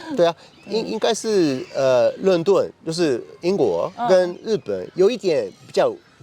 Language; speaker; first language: Chinese; non-native, fluent; English